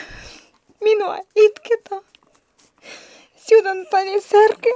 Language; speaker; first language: Finnish; non-native, learner; Ukrainian